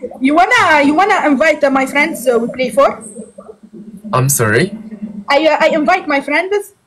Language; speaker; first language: English; non-native, learner; Arabic